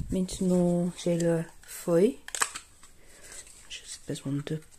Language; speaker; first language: French; non-native, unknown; English